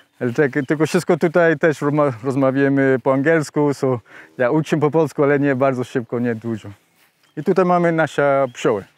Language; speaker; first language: Polish; non-native, learner; Spanish